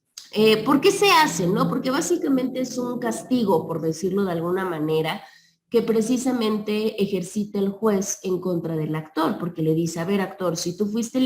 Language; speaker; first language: Spanish; native; Spanish